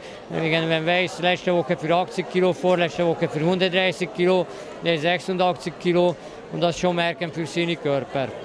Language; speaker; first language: German; non-native, learner; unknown